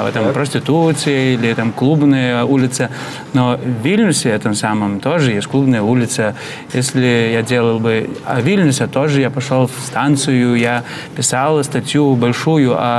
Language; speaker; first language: Russian; non-native, fluent; Lithuanian